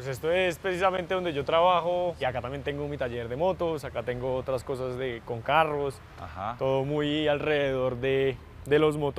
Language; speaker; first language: Spanish; native; Spanish